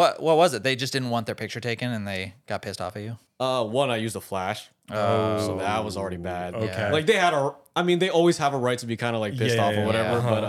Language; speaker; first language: English; native; English